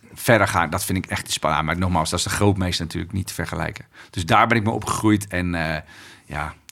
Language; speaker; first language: Dutch; native; Dutch